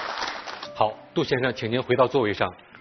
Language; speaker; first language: Chinese; native; Chinese